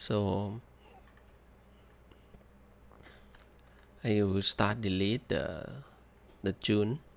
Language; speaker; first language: English; non-native, fluent; Thai